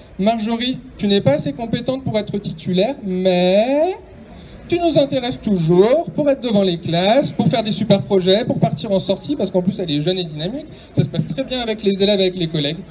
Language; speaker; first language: French; native; French